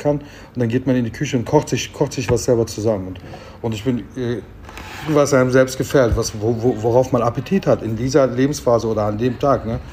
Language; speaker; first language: German; early bilingual, other home language; Turkish